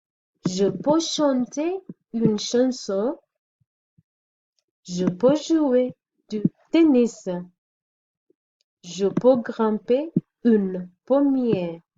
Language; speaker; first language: French; non-native, fluent; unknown